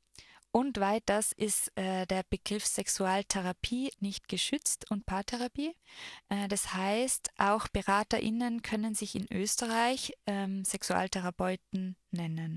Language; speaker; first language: German; native; German